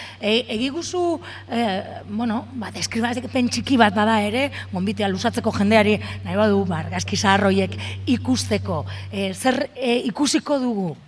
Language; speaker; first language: Basque; native; Basque